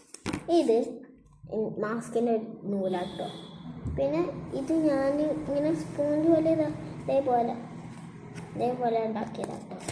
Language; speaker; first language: Malayalam; native; Malayalam